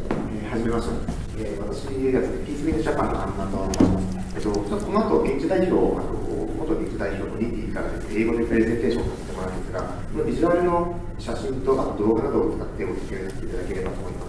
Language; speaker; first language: Japanese; native; Japanese